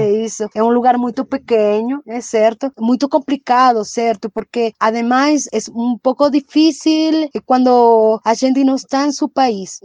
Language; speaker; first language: Portuguese; non-native, fluent; Spanish